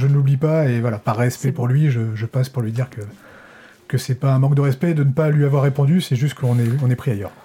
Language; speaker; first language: French; native; French